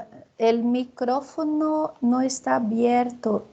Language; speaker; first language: Spanish; non-native, fluent; Portuguese